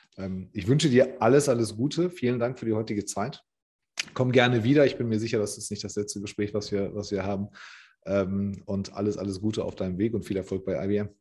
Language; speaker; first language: German; native; German